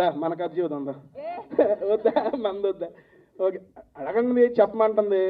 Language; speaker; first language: Telugu; native; Telugu